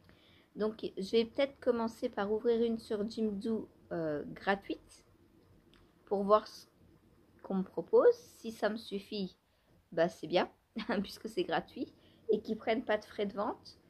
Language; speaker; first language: French; native; French